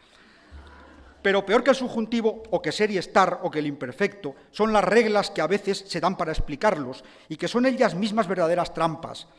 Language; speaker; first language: Spanish; native; Spanish